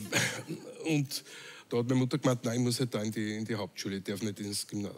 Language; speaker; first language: German; native; German